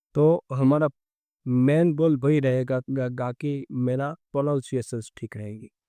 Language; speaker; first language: Hindi; non-native, local second language; Gujarati